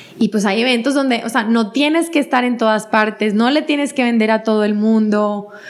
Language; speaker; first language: Spanish; native; Spanish